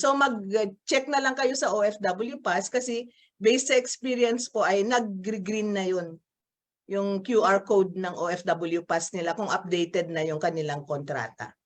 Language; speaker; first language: Filipino; native; Filipino